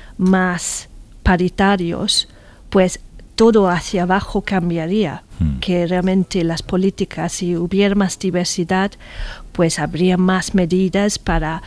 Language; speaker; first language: Spanish; non-native, fluent; English